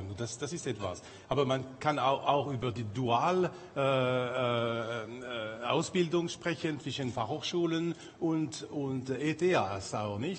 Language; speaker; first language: German; non-native, local second language; French